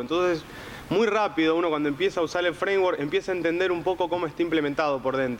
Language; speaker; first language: Spanish; native; Spanish